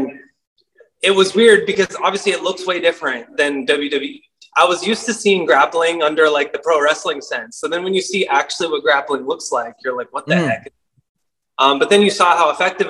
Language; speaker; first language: English; native; English